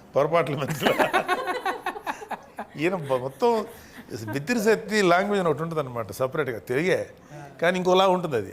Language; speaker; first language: Telugu; native; Telugu